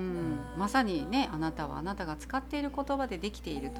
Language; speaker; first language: Japanese; native; Japanese